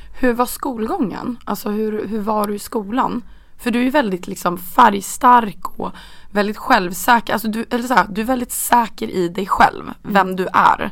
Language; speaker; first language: Swedish; native; Swedish